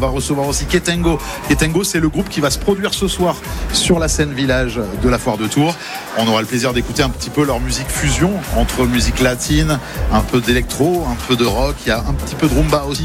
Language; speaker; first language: French; native; French